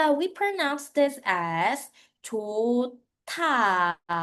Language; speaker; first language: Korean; non-native, learner; Filipino